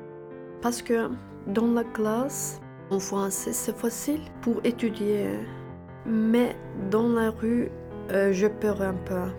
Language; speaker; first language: French; non-native, learner; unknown